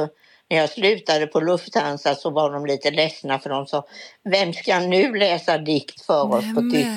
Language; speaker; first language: Swedish; native; Swedish